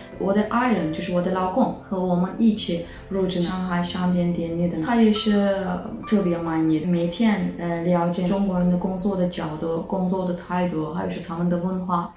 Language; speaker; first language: Chinese; non-native, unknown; Turkish